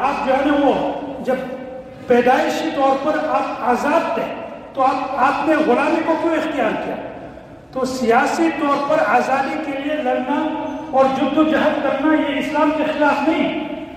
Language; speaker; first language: Urdu; non-native, fluent; English